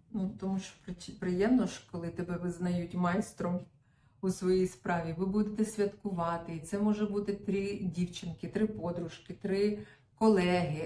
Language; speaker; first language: Ukrainian; non-native, local second language; Russian